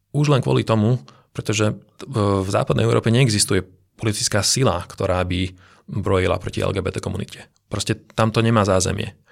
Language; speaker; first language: Slovak; non-native, local second language; Hungarian